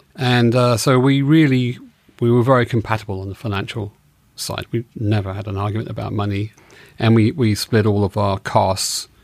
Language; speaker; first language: English; native; English